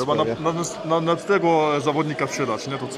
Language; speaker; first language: Polish; early bilingual, heritage; Polish